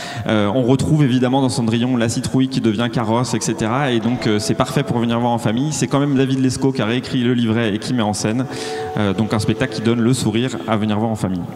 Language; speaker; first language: French; native; French